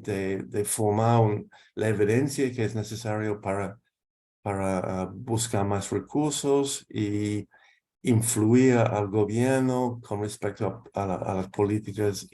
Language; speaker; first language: Spanish; non-native, fluent; English